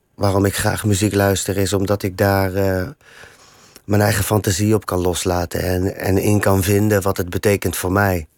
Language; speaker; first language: Dutch; native; Dutch